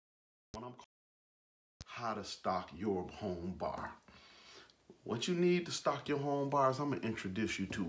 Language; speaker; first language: English; native; English